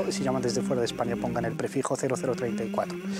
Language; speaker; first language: Spanish; native; Spanish